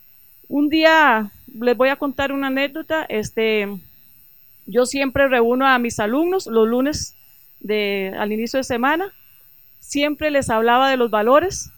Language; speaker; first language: Spanish; native; Spanish